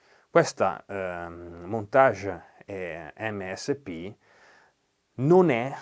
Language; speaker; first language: Italian; native; Italian